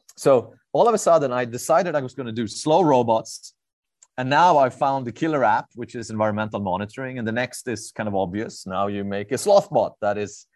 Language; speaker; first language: English; non-native, fluent; Swedish